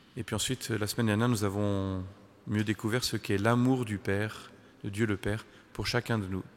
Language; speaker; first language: French; native; French